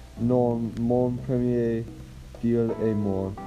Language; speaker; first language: French; non-native, learner; English